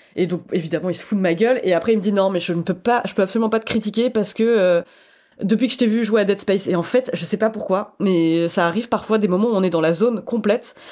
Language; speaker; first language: French; native; French